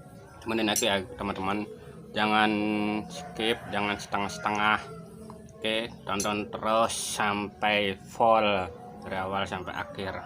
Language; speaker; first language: Indonesian; native; Indonesian